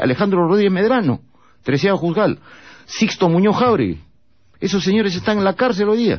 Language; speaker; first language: Spanish; native; Spanish